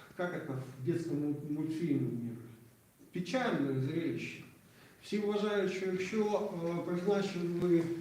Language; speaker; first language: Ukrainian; non-native, local second language; Russian